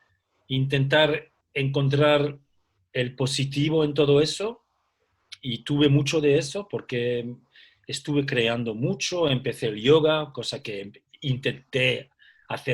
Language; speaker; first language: Spanish; early bilingual, heritage; Spanish